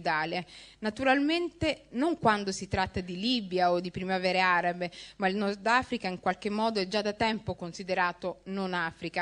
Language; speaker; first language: Italian; early bilingual, other home language; Somali